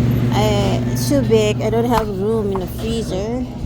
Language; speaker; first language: English; non-native, fluent; Thai